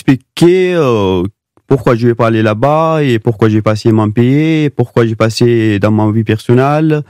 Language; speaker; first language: French; non-native, learner; Pashto